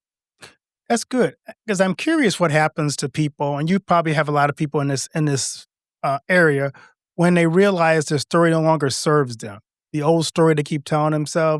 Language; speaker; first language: English; native; English